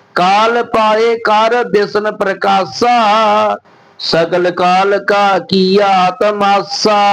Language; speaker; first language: Hindi; non-native, local second language; Punjabi